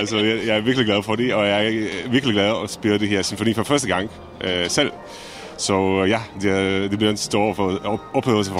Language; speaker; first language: Danish; non-native, fluent; Czech